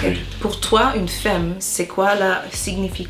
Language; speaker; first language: French; non-native, learner; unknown